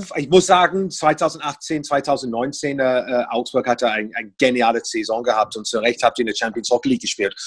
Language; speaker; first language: German; non-native, fluent; English